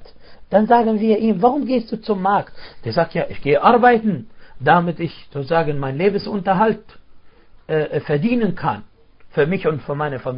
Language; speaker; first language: German; non-native, fluent; Arabic